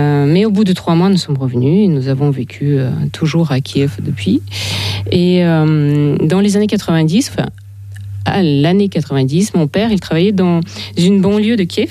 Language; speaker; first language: French; non-native, fluent; Ukrainian